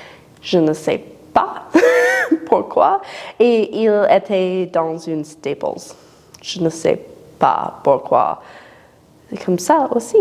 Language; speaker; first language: French; non-native, learner; English